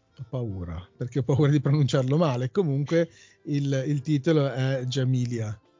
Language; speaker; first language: Italian; native; Italian